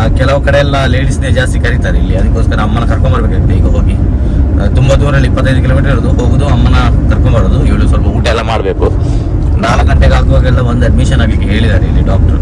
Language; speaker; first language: Kannada; non-native, local second language; Tulu